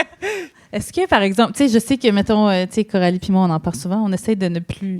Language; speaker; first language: French; native; French